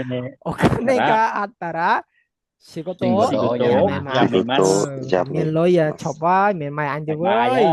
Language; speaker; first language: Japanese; non-native, fluent; Khmer